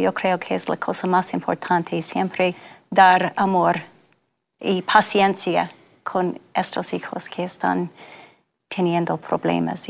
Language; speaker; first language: Spanish; non-native, fluent; English